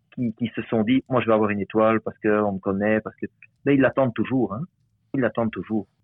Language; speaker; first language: French; native; French